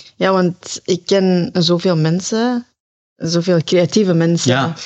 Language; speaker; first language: Dutch; non-native, learner; Filipino